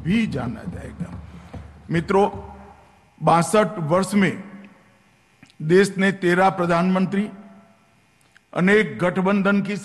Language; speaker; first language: Hindi; non-native, local second language; Gujarati